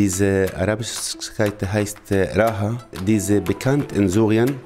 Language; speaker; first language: German; non-native, learner; Arabic